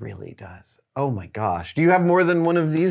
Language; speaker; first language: English; native; English